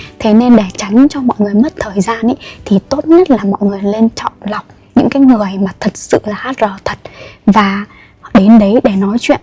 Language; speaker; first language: Vietnamese; native; Vietnamese